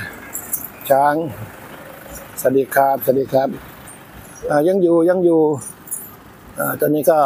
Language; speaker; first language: Thai; native; Thai